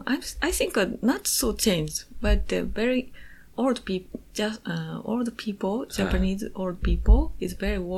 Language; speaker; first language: English; non-native, learner; Japanese